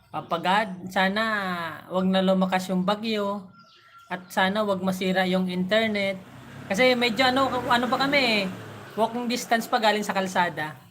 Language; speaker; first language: Filipino; non-native, local second language; Bikol